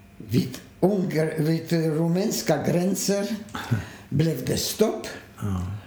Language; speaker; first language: Swedish; non-native, fluent; Polish